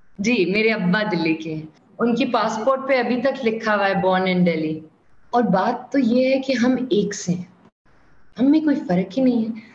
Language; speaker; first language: Urdu; native; Urdu